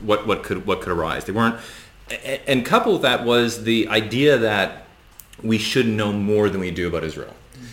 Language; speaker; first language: English; native; English